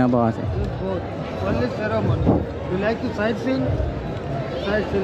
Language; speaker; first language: English; non-native, learner; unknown